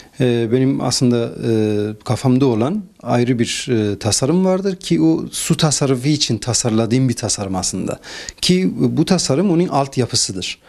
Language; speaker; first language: Turkish; non-native, fluent; Persian